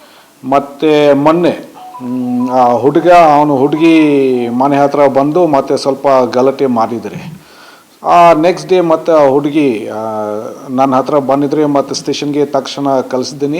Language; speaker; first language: Kannada; non-native, learner; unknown